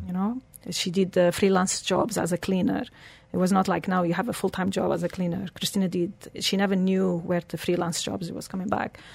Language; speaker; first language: English; non-native, fluent; Portuguese